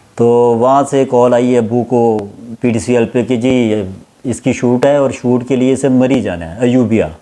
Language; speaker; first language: Urdu; native; Urdu